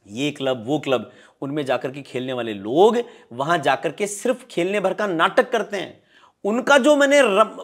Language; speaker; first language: Hindi; native; Hindi